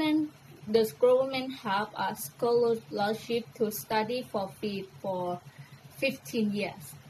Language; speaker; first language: English; non-native, learner; Thai